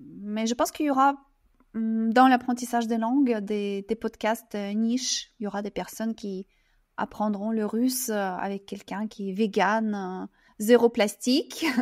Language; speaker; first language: French; non-native, fluent; Russian